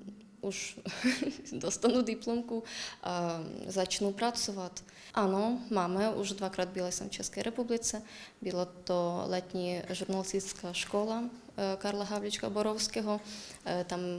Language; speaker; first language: Czech; non-native, learner; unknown